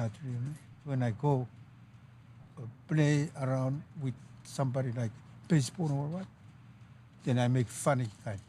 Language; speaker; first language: English; non-native, learner; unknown